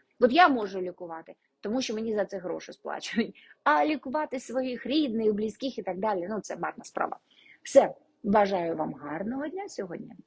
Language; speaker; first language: Ukrainian; non-native, local second language; Russian